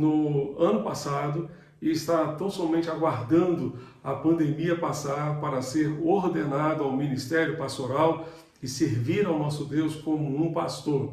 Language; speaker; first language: Portuguese; native; Portuguese